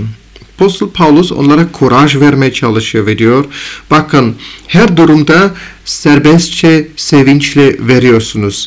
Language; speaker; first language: Turkish; non-native, fluent; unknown